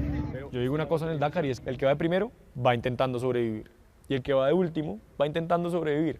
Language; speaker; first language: Spanish; native; Spanish